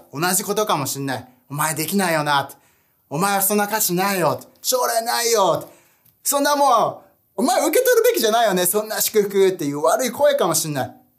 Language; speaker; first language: Japanese; early bilingual, heritage; Japanese